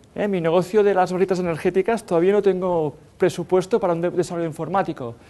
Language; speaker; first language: Spanish; native; Spanish